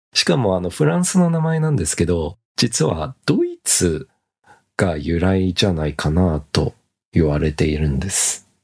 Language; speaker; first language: Japanese; native; Japanese